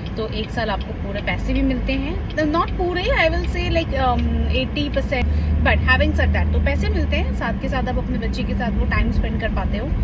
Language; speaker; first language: Hindi; native; Hindi